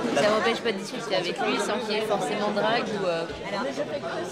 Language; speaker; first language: French; non-native, fluent; Spanish